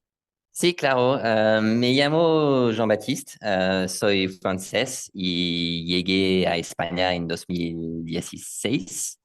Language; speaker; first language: Spanish; non-native, learner; French